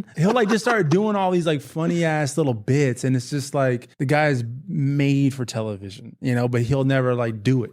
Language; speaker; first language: English; native; English